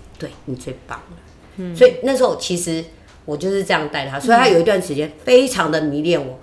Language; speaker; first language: Chinese; native; Chinese